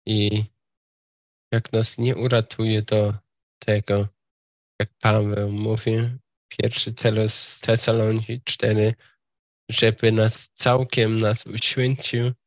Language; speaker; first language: Polish; non-native, fluent; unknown